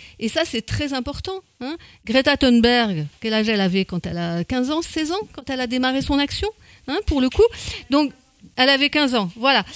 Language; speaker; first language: French; native; French